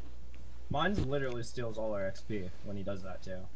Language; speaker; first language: English; native; English